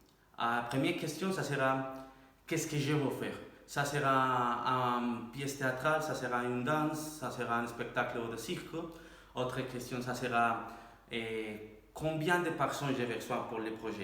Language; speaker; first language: French; non-native, learner; Spanish